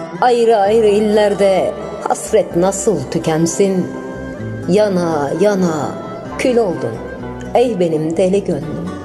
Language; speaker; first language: Turkish; native; Turkish